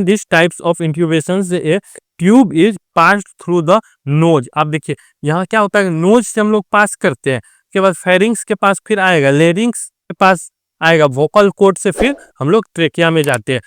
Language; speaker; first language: Hindi; native; Hindi